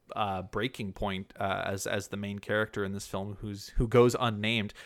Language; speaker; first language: English; early bilingual, other home language; German